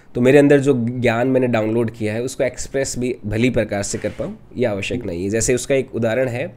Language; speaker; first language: Hindi; non-native, local second language; Rajasthani